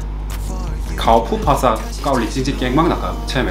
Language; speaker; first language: Thai; non-native, fluent; Korean